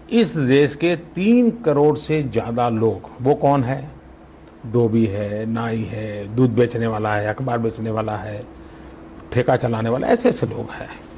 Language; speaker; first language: Hindi; non-native, local second language; Gujarati